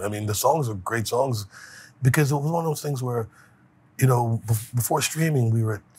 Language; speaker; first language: English; native; English